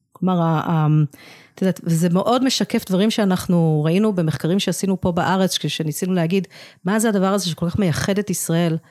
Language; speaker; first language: Hebrew; early bilingual, other home language; English